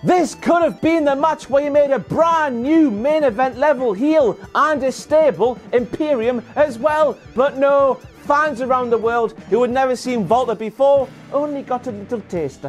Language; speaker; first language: English; native; English